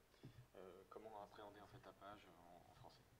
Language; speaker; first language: French; native; French